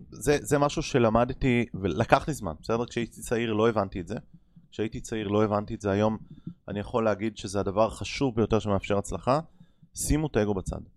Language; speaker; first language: Hebrew; native; Hebrew